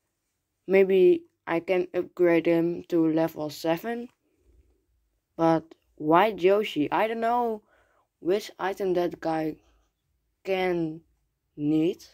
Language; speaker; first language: English; non-native, learner; Dutch